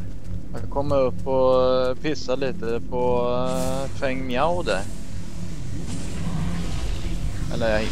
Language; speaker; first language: Swedish; native; Swedish